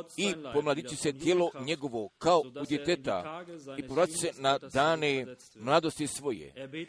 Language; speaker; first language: Croatian; early bilingual, heritage; Croatian